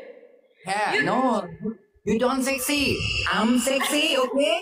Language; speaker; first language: English; non-native, learner; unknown